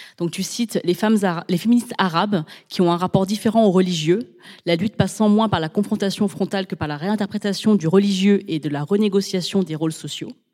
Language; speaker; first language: French; native; French